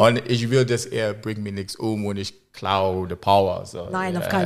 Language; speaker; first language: German; non-native, learner; English